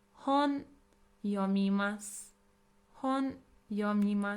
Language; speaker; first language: Japanese; non-native, fluent; English